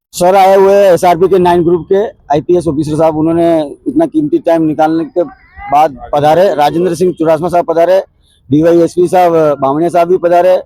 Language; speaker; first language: Hindi; native; Hindi